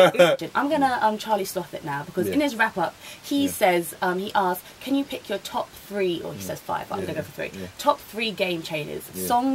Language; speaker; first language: English; native; English